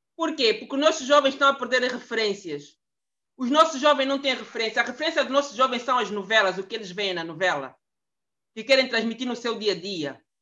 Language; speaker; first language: Portuguese; native; Portuguese